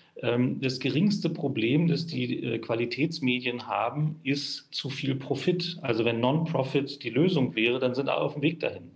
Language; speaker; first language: German; native; German